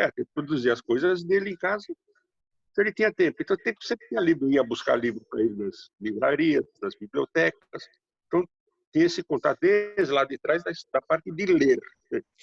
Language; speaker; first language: Portuguese; early bilingual, other home language; Hungarian